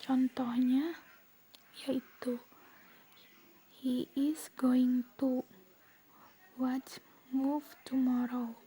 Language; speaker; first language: English; non-native, learner; Indonesian